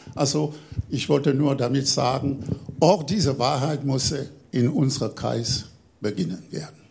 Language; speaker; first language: German; non-native, fluent; French